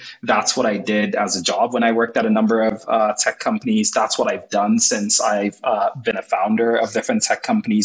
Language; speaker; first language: English; non-native, local second language; Igbo